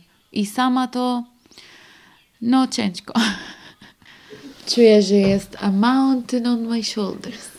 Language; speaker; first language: Polish; non-native, learner; Arabic